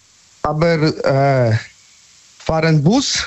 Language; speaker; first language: German; non-native, learner; Polish